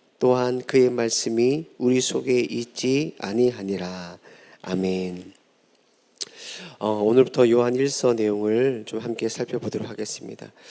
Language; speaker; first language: Korean; native; Korean